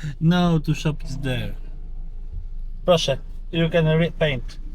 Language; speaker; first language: English; non-native, learner; Polish